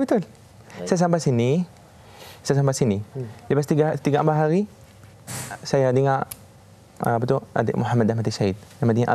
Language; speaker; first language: Indonesian; non-native, fluent; Arabic